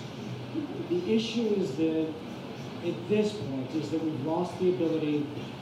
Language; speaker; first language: English; native; English